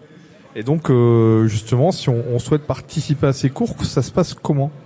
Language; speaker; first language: French; native; French